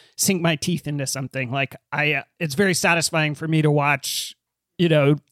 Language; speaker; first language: English; native; English